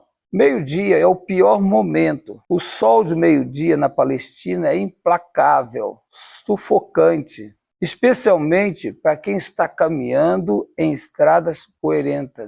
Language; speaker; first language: Portuguese; native; Portuguese